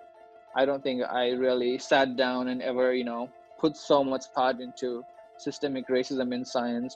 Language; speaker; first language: English; non-native, local second language; Nepali